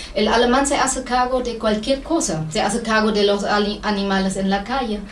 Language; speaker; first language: Spanish; non-native, fluent; German